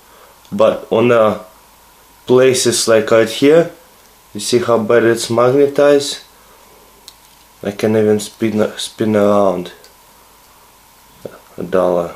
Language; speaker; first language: English; non-native, fluent; Russian